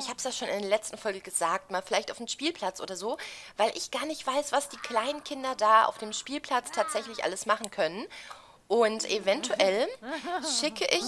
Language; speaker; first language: German; native; German